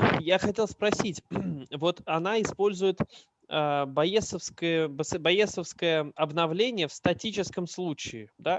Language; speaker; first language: Russian; native; Russian